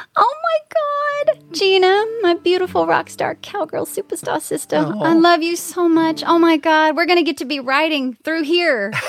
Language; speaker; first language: English; native; English